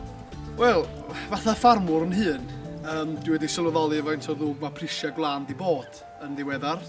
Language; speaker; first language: Welsh; native; Welsh